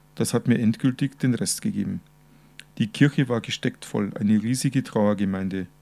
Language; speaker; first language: German; native; German